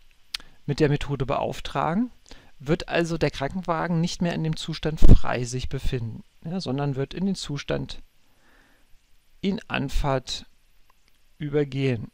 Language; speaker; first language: German; native; German